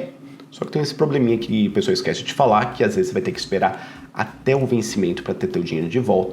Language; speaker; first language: Portuguese; native; Portuguese